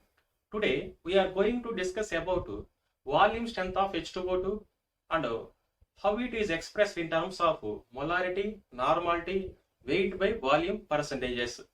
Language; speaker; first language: English; non-native, local second language; Telugu